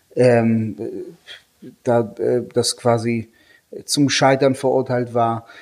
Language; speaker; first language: German; non-native, fluent; Hebrew